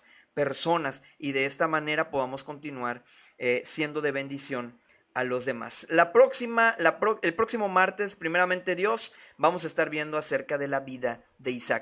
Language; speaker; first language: Spanish; native; Spanish